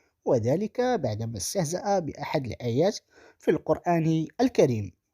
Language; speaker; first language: Arabic; native; Arabic